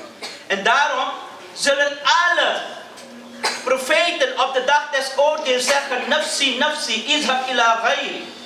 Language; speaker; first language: Dutch; early bilingual, other home language; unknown